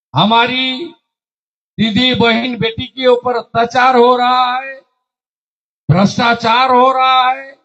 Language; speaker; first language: Hindi; non-native, local second language; Bangla